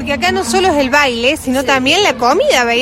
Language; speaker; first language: Spanish; native; Spanish